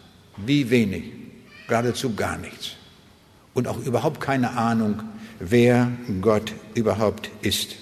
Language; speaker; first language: German; native; German